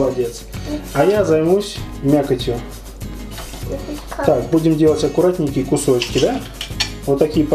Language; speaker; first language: Russian; native; Russian